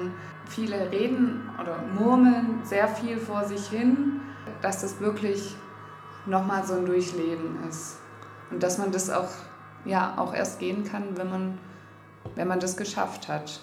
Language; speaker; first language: German; native; German